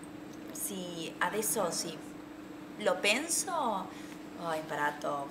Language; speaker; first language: Italian; non-native, learner; Spanish